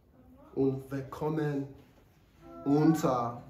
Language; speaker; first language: German; non-native, learner; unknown